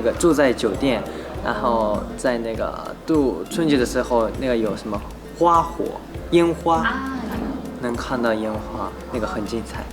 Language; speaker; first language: Chinese; non-native, learner; Japanese